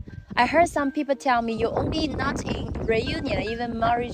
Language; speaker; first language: English; non-native, learner; Chinese